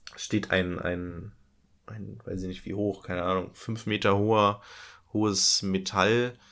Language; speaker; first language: German; native; German